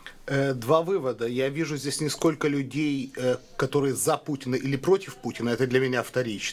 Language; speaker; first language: Russian; native; Russian